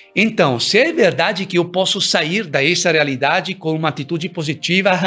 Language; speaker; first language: Portuguese; early bilingual, other home language; Italian